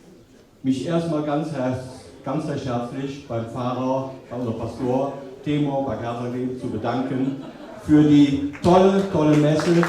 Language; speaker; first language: German; native; German